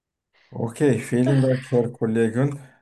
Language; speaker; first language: German; non-native, fluent; Turkish